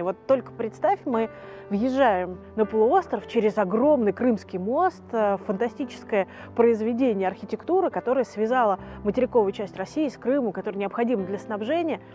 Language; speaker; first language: Russian; native; Russian